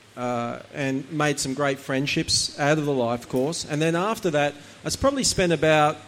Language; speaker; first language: English; native; English